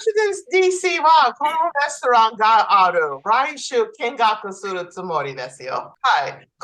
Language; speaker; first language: Japanese; non-native, learner; English